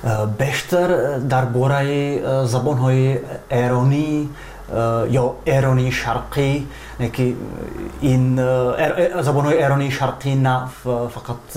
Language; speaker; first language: Persian; non-native, fluent; Czech